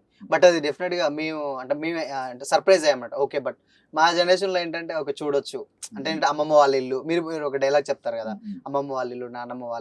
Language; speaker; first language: Telugu; native; Telugu